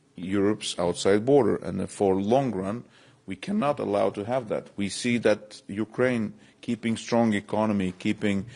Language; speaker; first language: English; non-native, fluent; Latvian